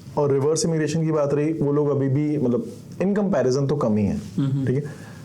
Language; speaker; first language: Hindi; native; Hindi